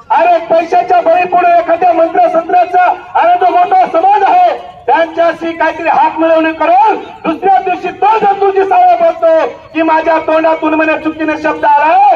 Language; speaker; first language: Marathi; non-native, local second language; Lambadi